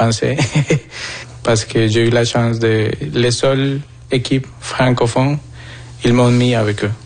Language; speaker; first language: French; non-native, fluent; Spanish